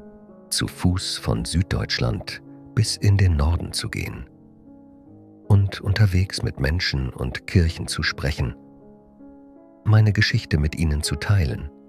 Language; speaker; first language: German; non-native, fluent; Persian